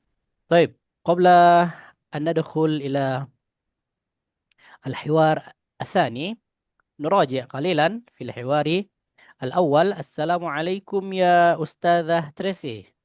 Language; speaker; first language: Arabic; non-native, fluent; Indonesian